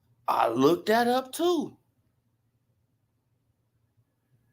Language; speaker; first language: English; native; English